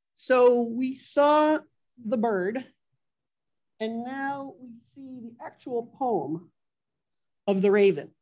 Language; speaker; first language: English; native; English